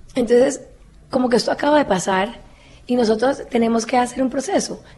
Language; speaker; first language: Spanish; native; Spanish